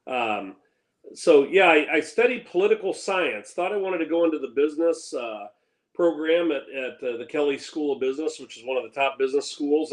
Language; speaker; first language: English; native; English